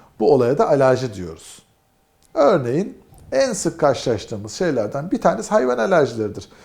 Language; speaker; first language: Turkish; native; Turkish